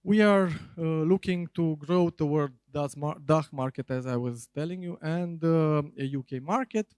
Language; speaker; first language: English; non-native, fluent; Romanian